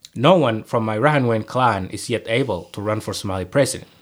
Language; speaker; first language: English; non-native, fluent; Somali